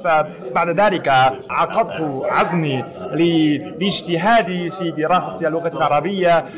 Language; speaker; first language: Arabic; non-native, fluent; Chinese